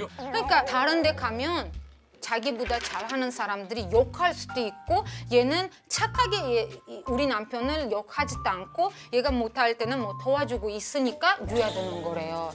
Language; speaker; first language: Korean; non-native, fluent; Uzbek